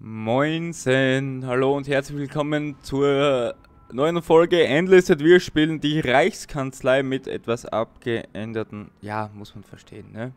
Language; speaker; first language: German; native; German